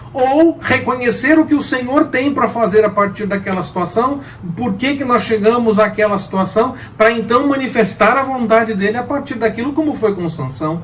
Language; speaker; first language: Portuguese; native; Portuguese